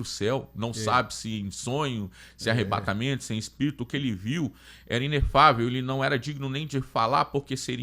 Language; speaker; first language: Portuguese; native; Portuguese